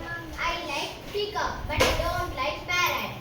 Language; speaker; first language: English; non-native, learner; Tamil